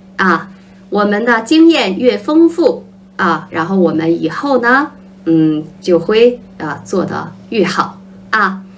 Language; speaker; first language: Chinese; native; Chinese